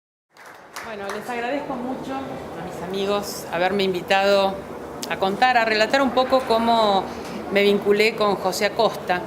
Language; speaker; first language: Spanish; native; Spanish